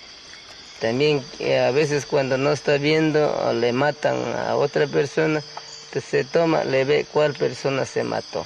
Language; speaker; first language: Spanish; non-native, local second language; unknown